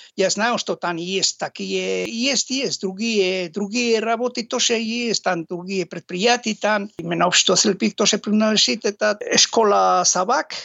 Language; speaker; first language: Russian; non-native, learner; Basque